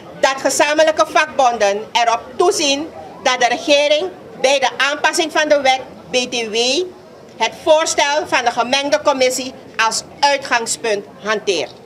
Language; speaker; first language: Dutch; native; Dutch